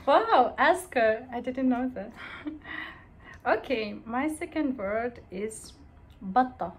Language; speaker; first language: English; non-native, fluent; Arabic